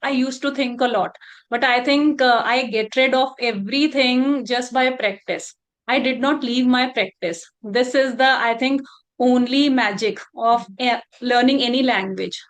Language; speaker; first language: English; non-native, local second language; Hindi